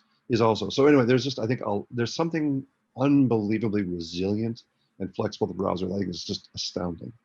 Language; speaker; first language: English; native; English